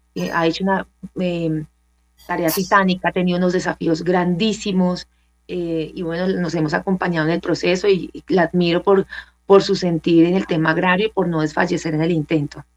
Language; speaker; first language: Spanish; native; Spanish